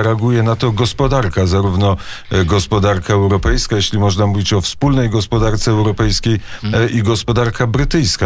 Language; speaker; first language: Polish; native; Polish